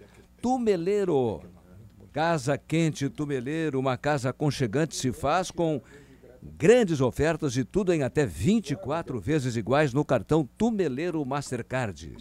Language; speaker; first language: Portuguese; native; Portuguese